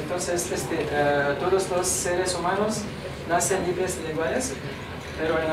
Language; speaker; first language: Spanish; non-native, learner; Arabic